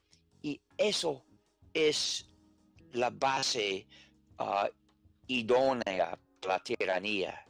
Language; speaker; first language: Spanish; non-native, fluent; English